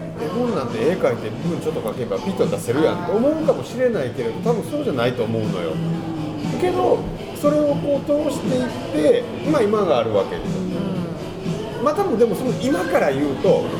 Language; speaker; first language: Japanese; native; Japanese